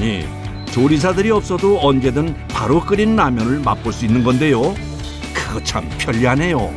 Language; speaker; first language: Korean; native; Korean